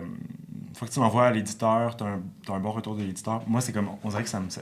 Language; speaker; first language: French; native; French